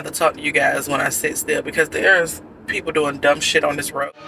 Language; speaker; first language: English; native; English